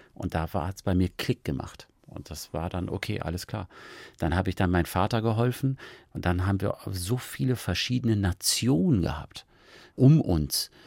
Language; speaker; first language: German; early bilingual, other home language; Persian